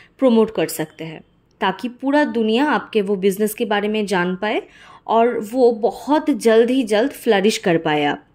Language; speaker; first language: Hindi; non-native, local second language; Bangla